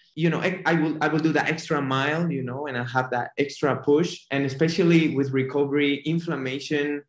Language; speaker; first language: English; non-native, fluent; Spanish